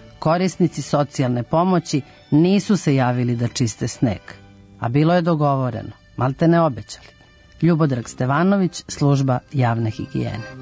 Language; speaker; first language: Serbian; native; Serbian